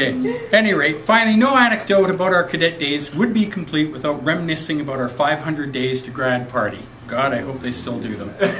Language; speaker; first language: English; native; English